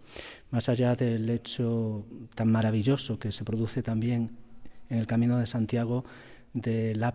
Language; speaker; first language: Spanish; native; Spanish